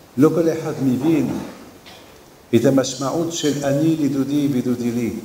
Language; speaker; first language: Hebrew; non-native, fluent; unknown